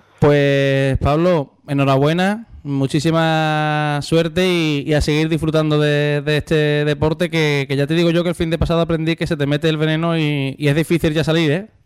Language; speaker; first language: Spanish; native; Spanish